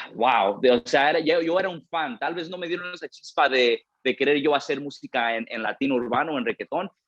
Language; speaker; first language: Spanish; early bilingual, heritage; Spanish